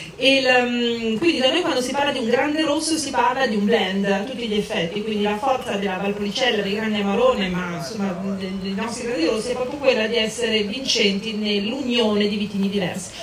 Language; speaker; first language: Italian; native; Italian